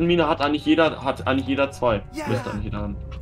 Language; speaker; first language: German; native; German